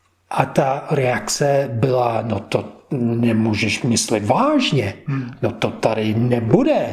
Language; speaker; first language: Czech; non-native, fluent; English